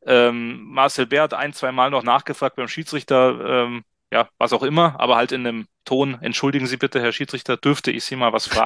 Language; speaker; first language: German; native; German